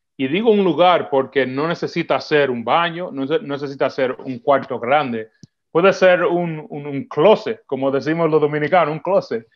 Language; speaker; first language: Spanish; early bilingual, heritage; Spanish